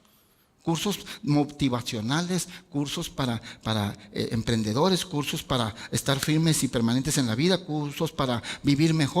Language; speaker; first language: Spanish; native; Spanish